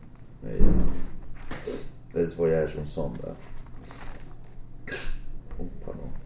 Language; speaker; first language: French; non-native, learner; English